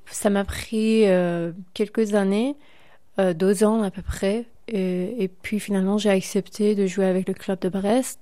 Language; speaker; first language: French; non-native, fluent; Persian